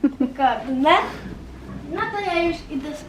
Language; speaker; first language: Polish; native; Polish